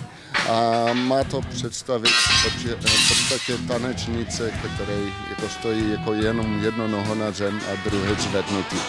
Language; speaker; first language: Czech; non-native, fluent; Dutch